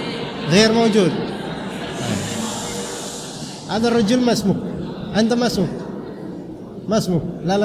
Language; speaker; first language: Arabic; non-native, fluent; Indonesian